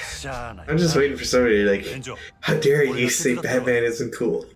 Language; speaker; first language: English; native; English